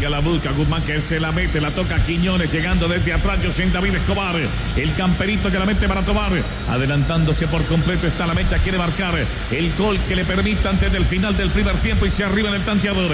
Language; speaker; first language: Spanish; native; Spanish